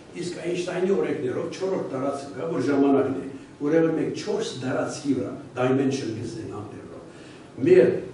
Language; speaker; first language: Armenian; early bilingual, heritage; Armenian